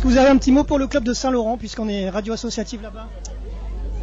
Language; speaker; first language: French; native; French